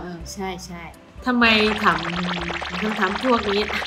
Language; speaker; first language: Thai; non-native, fluent; Chinese